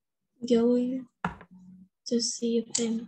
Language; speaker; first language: English; non-native, learner; Vietnamese